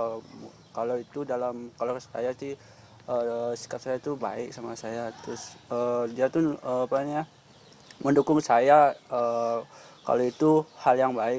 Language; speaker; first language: Indonesian; non-native, local second language; Balinese